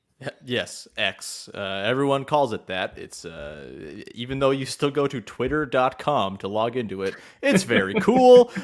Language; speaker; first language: English; native; English